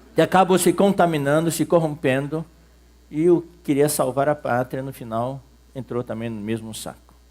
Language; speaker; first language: Portuguese; early bilingual, other home language; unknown